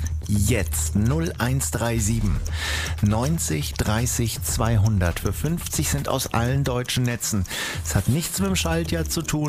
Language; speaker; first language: German; native; German